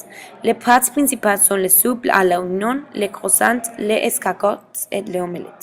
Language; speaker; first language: French; non-native, learner; Spanish